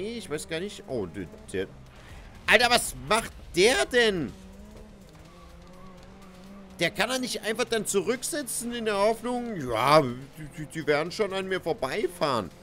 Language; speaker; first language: German; native; German